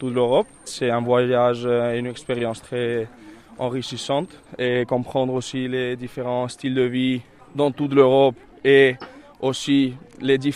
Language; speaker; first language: French; non-native, fluent; Spanish